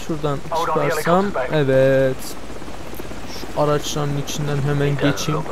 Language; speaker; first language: Turkish; native; Turkish